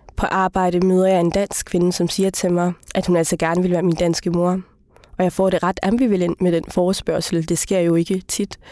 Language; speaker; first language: Danish; early bilingual, other home language; Somali